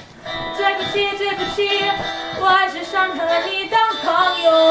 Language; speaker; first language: Chinese; non-native, learner; English